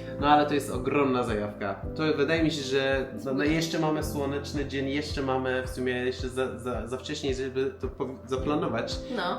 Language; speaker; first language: Polish; non-native, fluent; Persian